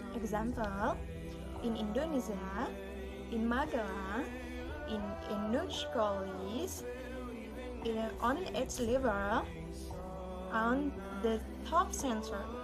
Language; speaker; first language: English; non-native, learner; Indonesian